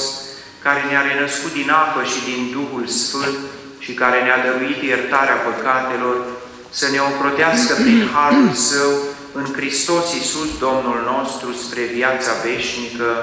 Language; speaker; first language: Romanian; native; Romanian